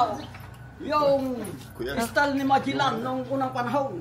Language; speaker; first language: Filipino; native; Filipino